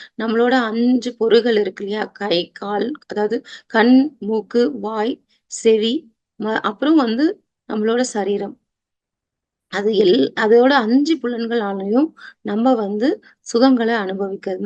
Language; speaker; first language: Tamil; native; Tamil